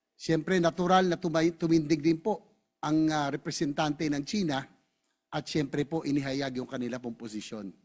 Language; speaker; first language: Filipino; native; Filipino